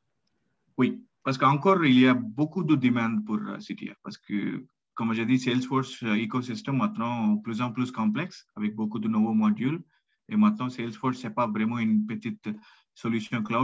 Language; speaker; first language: French; non-native, learner; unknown